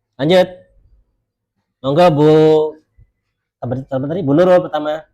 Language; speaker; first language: Indonesian; native; Indonesian